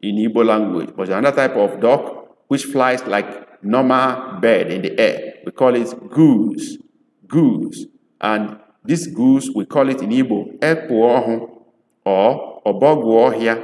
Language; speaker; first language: English; non-native, local second language; Igbo